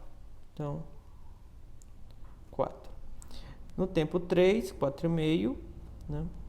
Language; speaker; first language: Portuguese; native; Portuguese